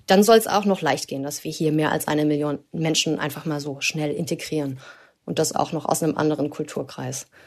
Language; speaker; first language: German; native; German